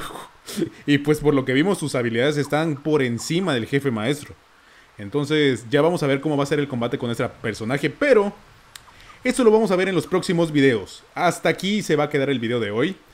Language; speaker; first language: Spanish; native; Spanish